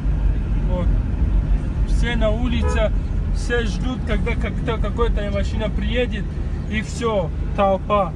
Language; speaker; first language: Russian; non-native, local second language; Tajik